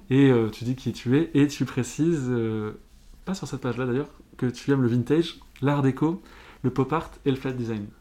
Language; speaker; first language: French; native; French